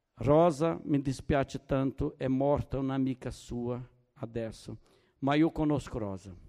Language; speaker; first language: Italian; non-native, fluent; Portuguese